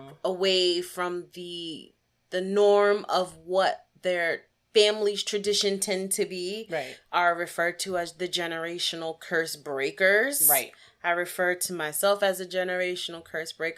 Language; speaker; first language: English; native; English